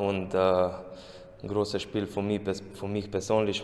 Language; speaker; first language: German; non-native, learner; Slovenian